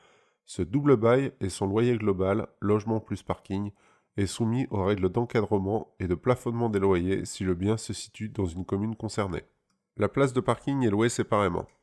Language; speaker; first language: French; native; French